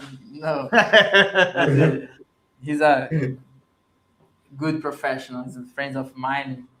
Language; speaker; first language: English; non-native, learner; Portuguese